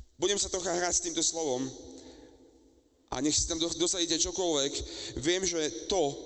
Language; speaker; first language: Slovak; native; Slovak